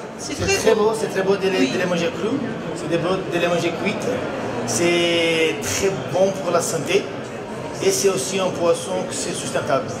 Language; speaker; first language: French; non-native, learner; Portuguese